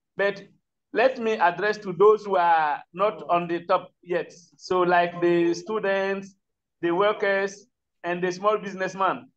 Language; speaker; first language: English; non-native, learner; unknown